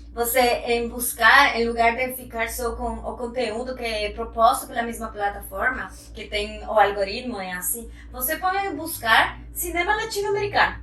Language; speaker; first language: Portuguese; non-native, fluent; Spanish